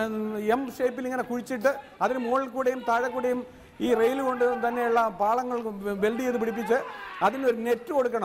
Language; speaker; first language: Malayalam; native; Malayalam